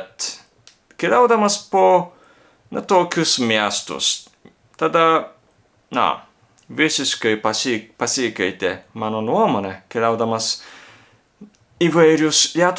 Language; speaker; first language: Lithuanian; non-native, learner; Japanese